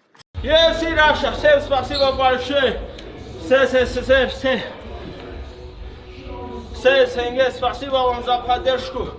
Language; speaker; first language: Russian; non-native, local second language; Tajik